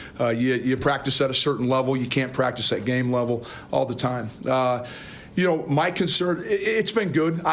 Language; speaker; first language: English; native; English